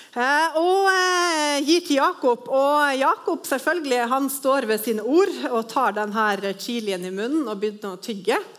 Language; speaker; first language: Norwegian; native; Norwegian